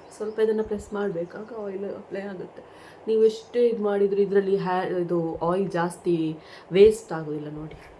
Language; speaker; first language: Kannada; non-native, local second language; Tulu